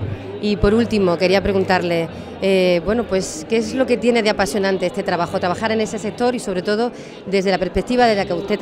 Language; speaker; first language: Spanish; native; Spanish